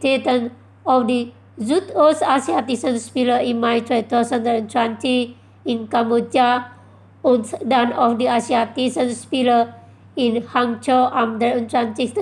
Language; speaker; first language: German; non-native, fluent; Indonesian